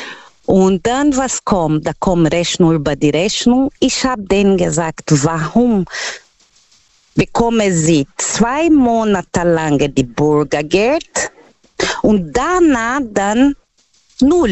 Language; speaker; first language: German; non-native, learner; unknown